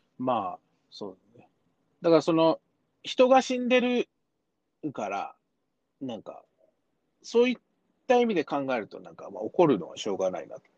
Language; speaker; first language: Japanese; early bilingual, heritage; Japanese